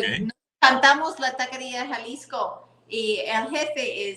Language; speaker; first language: Spanish; non-native, fluent; English